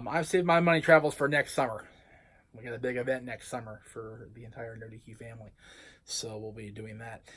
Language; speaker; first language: English; native; English